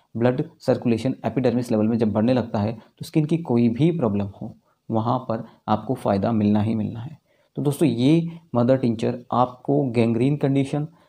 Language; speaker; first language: Hindi; native; Hindi